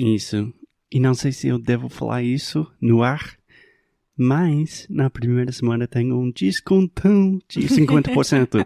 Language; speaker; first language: Portuguese; non-native, fluent; English